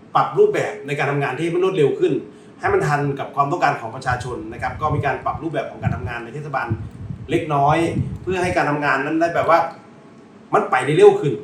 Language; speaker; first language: Thai; native; Thai